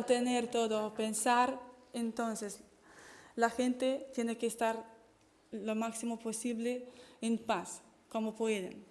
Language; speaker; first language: Spanish; non-native, fluent; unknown